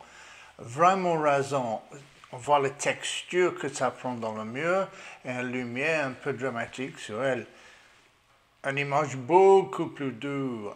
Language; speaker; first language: French; non-native, learner; English